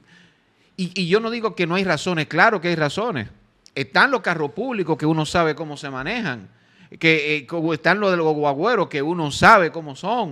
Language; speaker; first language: Spanish; native; Spanish